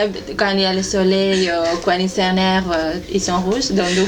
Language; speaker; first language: French; non-native, fluent; Spanish